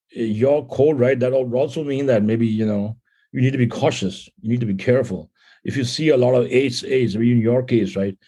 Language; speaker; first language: English; non-native, local second language; Punjabi